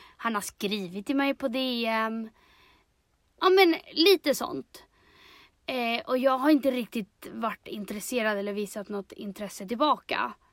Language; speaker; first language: Swedish; early bilingual, other home language; Spanish